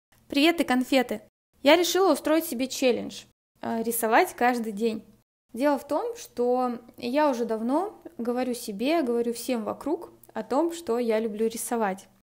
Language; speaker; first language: Russian; native; Russian